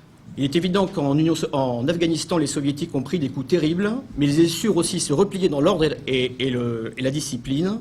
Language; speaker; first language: French; native; French